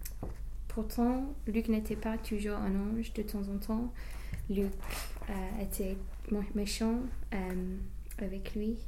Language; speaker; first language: French; non-native, learner; English